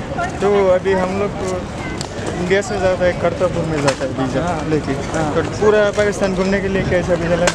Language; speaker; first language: Hindi; non-native, local second language; Assamese